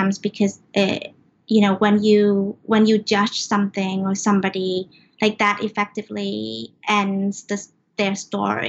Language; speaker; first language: English; non-native, fluent; Vietnamese